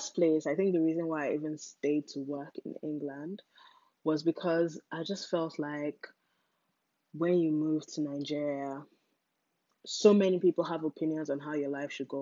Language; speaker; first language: English; non-native, local second language; Yoruba